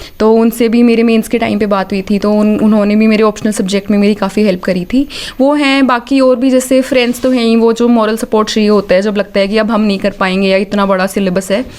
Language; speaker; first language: Hindi; native; Hindi